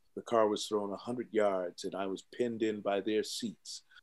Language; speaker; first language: English; native; English